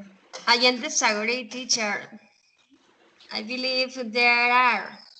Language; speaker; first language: English; non-native, learner; Spanish